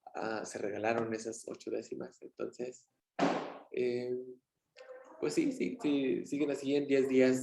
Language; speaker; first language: Spanish; native; Spanish